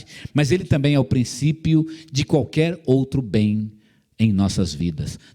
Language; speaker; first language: Portuguese; native; Portuguese